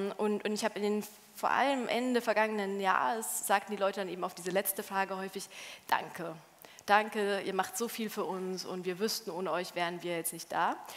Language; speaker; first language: German; early bilingual, other home language; Polish